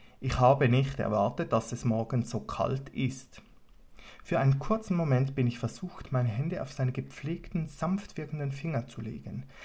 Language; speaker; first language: German; native; German